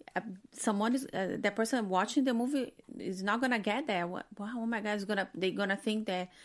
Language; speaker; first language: English; non-native, fluent; Portuguese